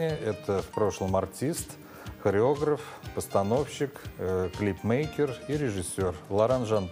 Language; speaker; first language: Russian; native; Russian